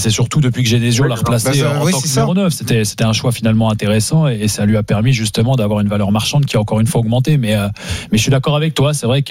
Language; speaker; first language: French; native; French